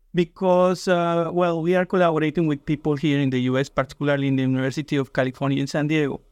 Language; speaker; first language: English; non-native, fluent; Spanish